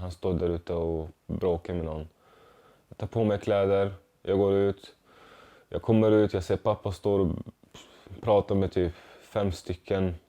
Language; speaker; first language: Swedish; non-native, fluent; Arabic